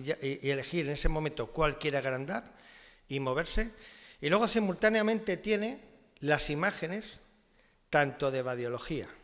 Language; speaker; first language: Spanish; native; Spanish